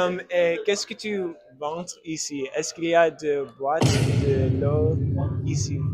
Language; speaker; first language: French; non-native, learner; English